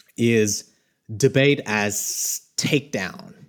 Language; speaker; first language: English; early bilingual, other home language; Korean